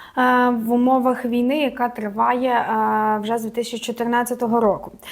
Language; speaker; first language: Ukrainian; native; Ukrainian